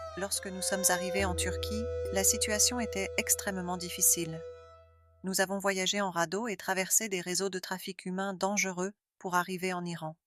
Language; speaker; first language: French; non-native, fluent; Arabic